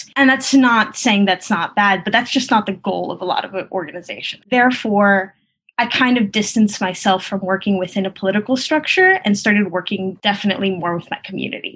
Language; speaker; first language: English; early bilingual, other home language; Spanish